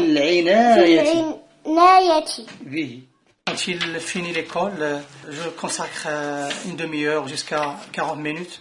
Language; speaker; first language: French; non-native, local second language; Arabic